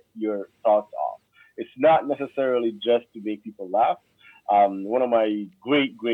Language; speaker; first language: English; native; English